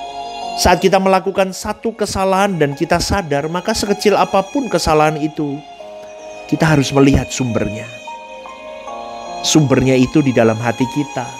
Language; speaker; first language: Indonesian; native; Indonesian